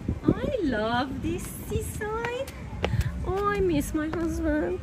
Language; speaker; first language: English; non-native, learner; Persian